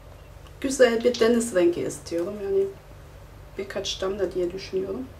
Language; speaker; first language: Turkish; non-native, fluent; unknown